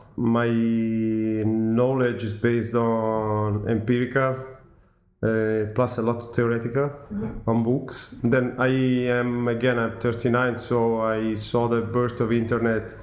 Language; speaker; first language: English; non-native, fluent; Italian